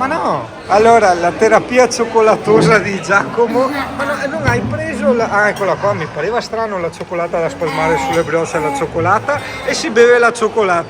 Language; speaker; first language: Italian; native; Italian